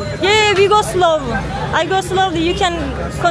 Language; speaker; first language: English; non-native, learner; Turkish